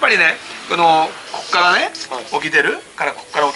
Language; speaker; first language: Japanese; native; Japanese